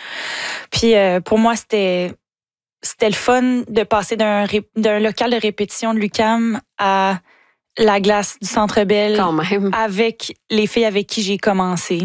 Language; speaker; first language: French; native; French